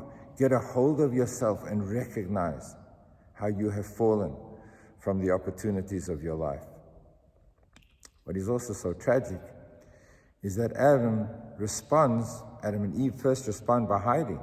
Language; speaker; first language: English; native; English